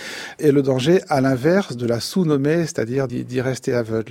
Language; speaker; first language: French; native; French